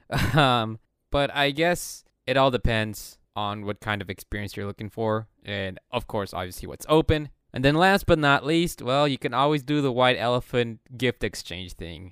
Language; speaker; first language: English; early bilingual, other home language; Spanish